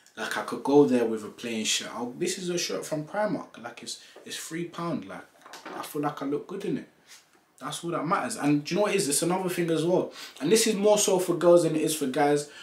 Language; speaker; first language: English; native; English